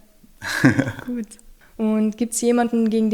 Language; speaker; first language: German; native; German